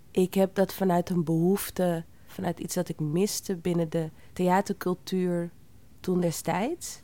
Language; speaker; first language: Dutch; native; Dutch